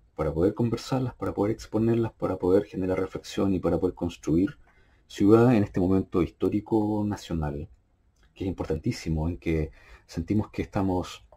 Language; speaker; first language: Spanish; native; Spanish